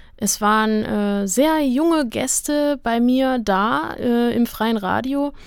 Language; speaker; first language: German; native; German